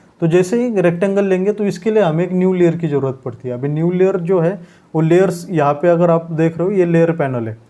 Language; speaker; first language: Hindi; non-native, local second language; Marathi